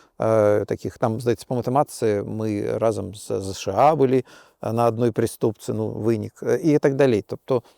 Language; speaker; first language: Belarusian; non-native, local second language; Russian